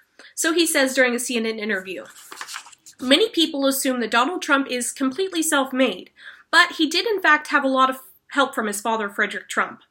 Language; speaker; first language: English; native; English